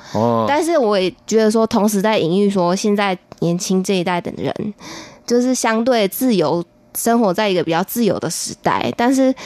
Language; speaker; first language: Chinese; native; Chinese